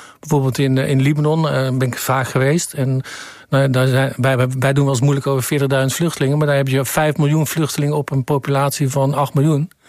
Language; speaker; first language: Dutch; native; Dutch